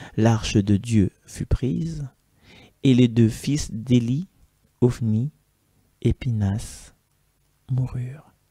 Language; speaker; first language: French; non-native, local second language; Malagasy